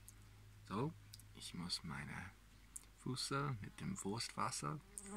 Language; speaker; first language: German; non-native, learner; English